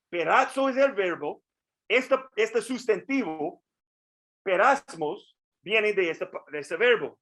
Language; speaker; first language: Spanish; non-native, fluent; English